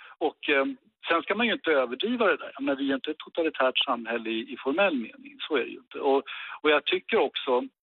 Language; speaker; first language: Swedish; native; Swedish